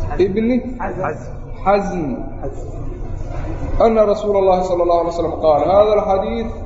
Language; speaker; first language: Arabic; non-native, local second language; Somali